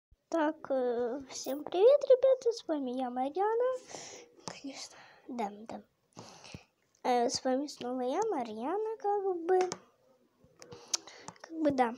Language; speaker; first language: Russian; native; Russian